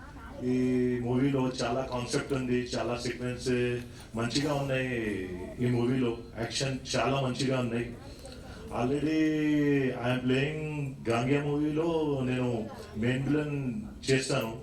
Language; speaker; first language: Telugu; non-native, learner; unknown